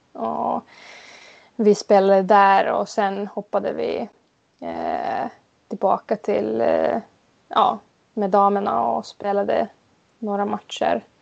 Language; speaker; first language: Swedish; non-native, local second language; Finnish